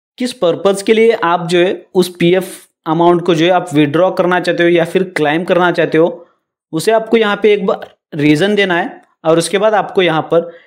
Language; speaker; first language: Hindi; non-native, local second language; Marathi